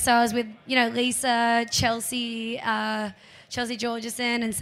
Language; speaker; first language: English; native; English